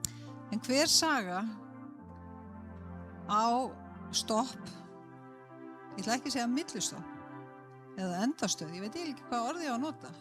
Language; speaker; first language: Icelandic; native; Icelandic